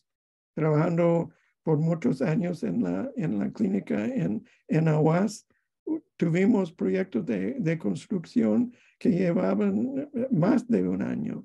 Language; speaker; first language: Spanish; non-native, fluent; English